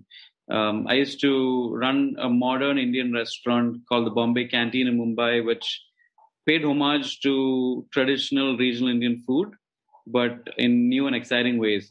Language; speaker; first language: English; non-native, local second language; Malayalam